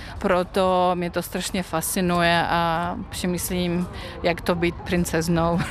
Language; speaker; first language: Czech; non-native, fluent; Russian